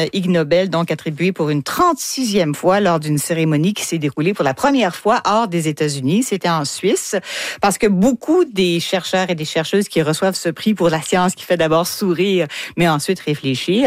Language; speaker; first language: French; native; French